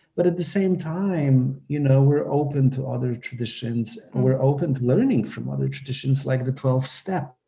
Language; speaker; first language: English; non-native, fluent; Polish